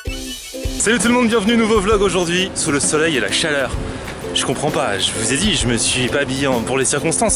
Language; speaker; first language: French; native; French